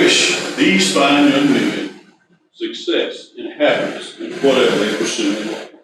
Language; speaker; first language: English; native; English